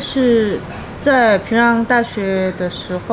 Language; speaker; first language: Chinese; non-native, fluent; Korean